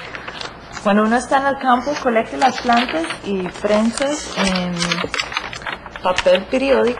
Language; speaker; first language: Spanish; non-native, fluent; English